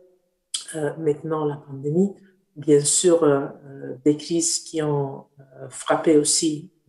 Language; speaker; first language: French; non-native, fluent; Italian